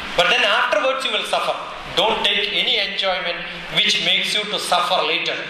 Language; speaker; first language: English; non-native, local second language; Malayalam